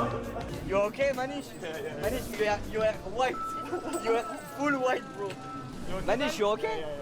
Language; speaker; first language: English; non-native, learner; French